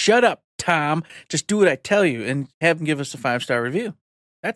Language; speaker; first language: English; native; English